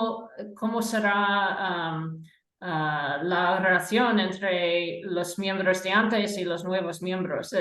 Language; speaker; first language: Spanish; non-native, fluent; English